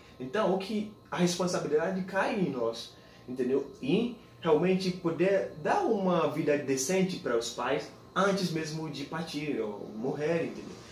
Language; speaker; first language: Portuguese; non-native, fluent; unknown